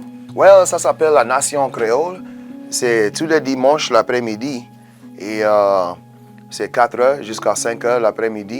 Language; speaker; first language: French; non-native, local second language; English